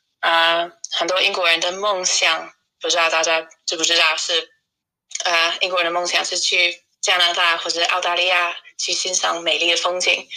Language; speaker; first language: Chinese; non-native, fluent; English